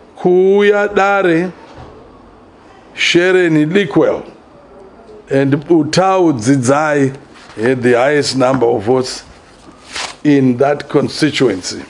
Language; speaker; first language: English; non-native, local second language; Shona